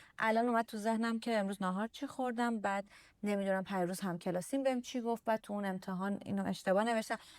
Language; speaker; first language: Persian; native; Persian